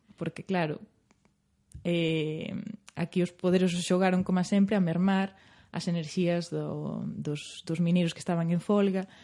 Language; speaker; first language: Galician; native; Galician